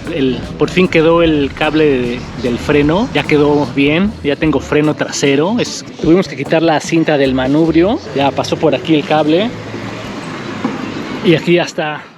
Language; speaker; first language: Spanish; native; Spanish